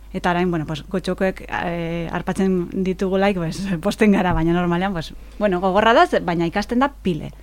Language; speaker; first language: Basque; non-native, local second language; Spanish